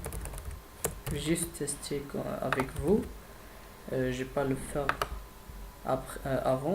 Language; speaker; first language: French; non-native, fluent; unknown